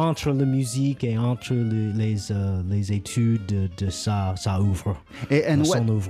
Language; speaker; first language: French; non-native, learner; English